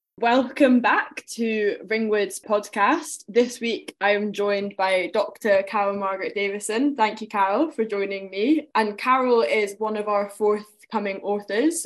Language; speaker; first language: English; native; English